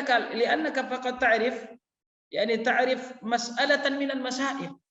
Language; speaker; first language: Arabic; non-native, fluent; Indonesian